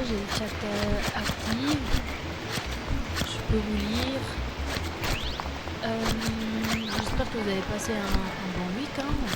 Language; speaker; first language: French; non-native, fluent; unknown